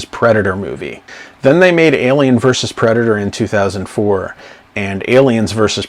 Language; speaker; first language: English; native; English